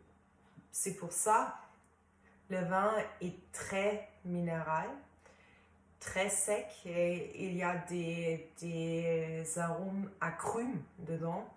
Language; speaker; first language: French; non-native, fluent; German